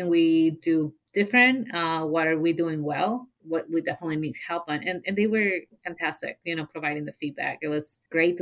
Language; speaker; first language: English; non-native, fluent; Spanish